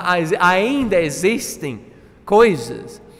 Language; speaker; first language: Portuguese; non-native, fluent; English